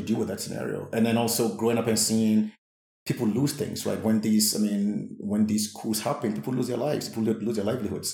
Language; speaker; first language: English; non-native, local second language; Akan